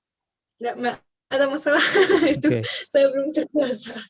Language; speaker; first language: Indonesian; non-native, learner; Arabic